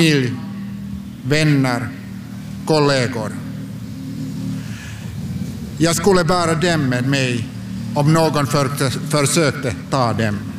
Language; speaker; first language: Swedish; non-native, local second language; Finnish